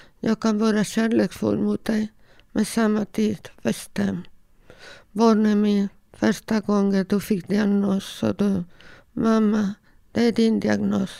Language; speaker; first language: Swedish; non-native, fluent; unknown